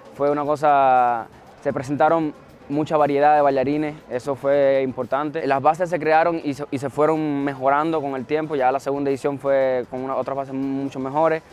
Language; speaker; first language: Spanish; native; Spanish